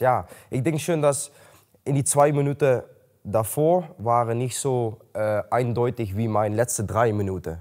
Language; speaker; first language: German; non-native, learner; Dutch